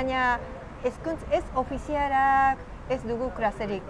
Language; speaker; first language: Basque; non-native, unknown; Japanese